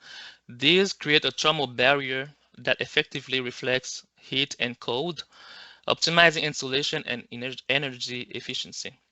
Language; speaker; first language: English; non-native, local second language; French